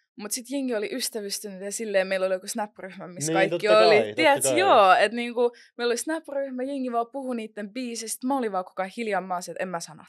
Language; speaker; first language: Finnish; non-native, local second language; Russian